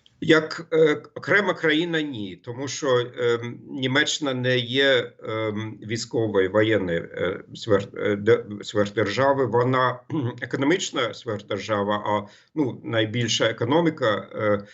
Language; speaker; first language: Ukrainian; non-native, fluent; German